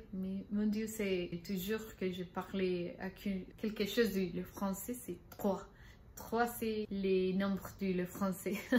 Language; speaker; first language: French; non-native, learner; Spanish